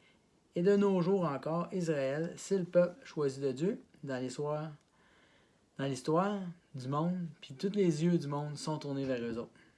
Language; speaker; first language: French; native; French